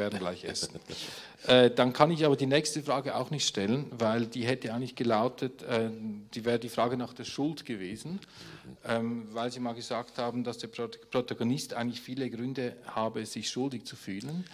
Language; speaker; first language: German; native; German